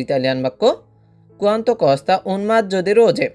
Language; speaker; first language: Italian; non-native, fluent; Bangla